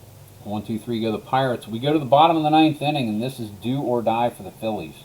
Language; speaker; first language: English; native; English